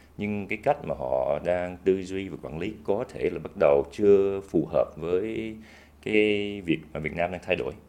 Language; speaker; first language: Vietnamese; early bilingual, heritage; Vietnamese